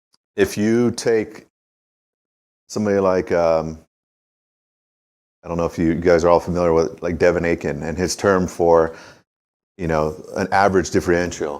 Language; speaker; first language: English; native; English